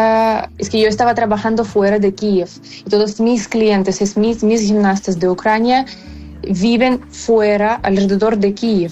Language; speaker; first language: Spanish; non-native, fluent; Ukrainian